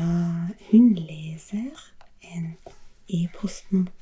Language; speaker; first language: Norwegian; non-native, learner; German